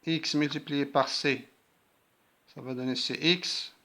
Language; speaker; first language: French; non-native, local second language; Arabic